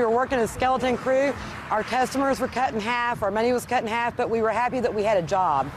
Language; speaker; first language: English; native; English